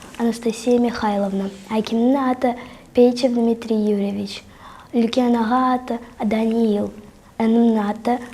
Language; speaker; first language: Kazakh; non-native, local second language; Russian